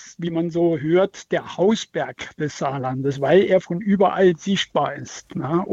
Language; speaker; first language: German; native; German